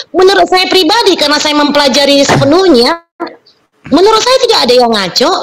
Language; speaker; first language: Indonesian; native; Indonesian